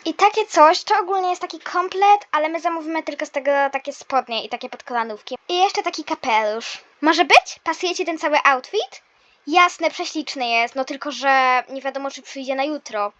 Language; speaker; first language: Polish; native; Polish